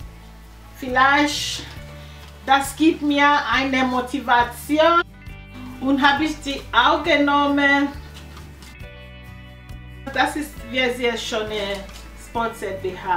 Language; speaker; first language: German; non-native, learner; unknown